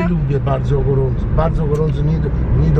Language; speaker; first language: Polish; non-native, learner; Italian